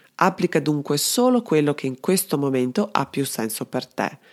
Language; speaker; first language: Italian; non-native, fluent; Serbian